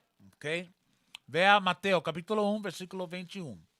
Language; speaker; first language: Portuguese; non-native, learner; Spanish